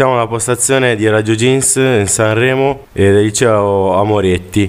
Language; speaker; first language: Italian; native; Italian